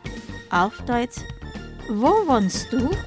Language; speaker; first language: German; non-native, fluent; Indonesian